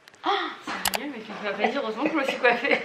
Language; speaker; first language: French; native; French